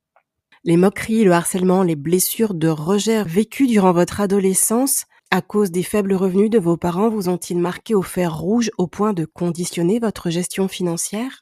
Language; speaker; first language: French; native; French